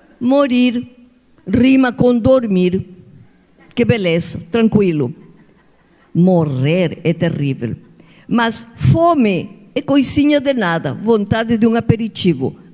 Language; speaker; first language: Portuguese; non-native, fluent; Spanish